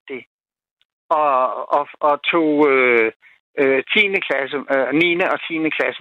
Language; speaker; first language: Danish; native; Danish